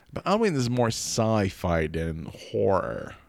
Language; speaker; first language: English; non-native, fluent; French